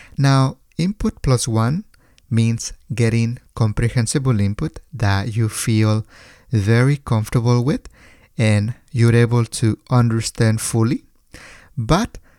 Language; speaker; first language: English; non-native, fluent; Spanish